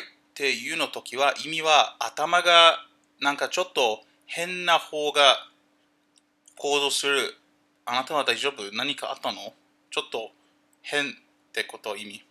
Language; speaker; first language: Japanese; non-native, learner; English